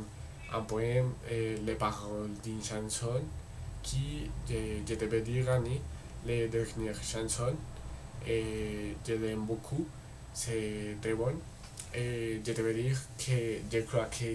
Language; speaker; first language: French; non-native, learner; Spanish